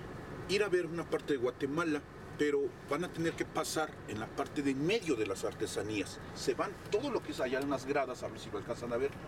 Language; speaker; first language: Spanish; native; Spanish